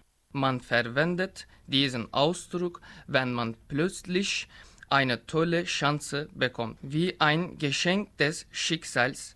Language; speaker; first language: German; non-native, learner; Turkish